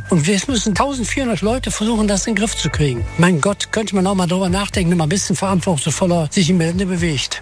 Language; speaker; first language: German; native; German